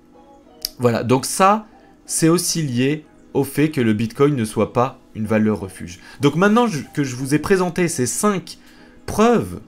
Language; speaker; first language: French; native; French